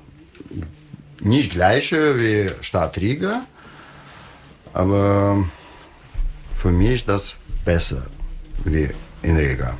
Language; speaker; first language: German; non-native, learner; Russian